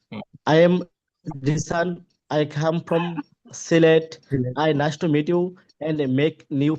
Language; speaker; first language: English; non-native, learner; Bangla